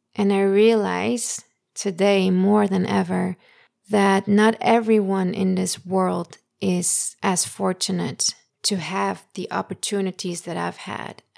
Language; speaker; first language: English; early bilingual, other home language; Persian